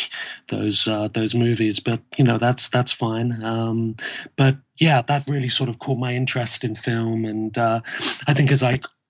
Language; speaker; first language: English; native; English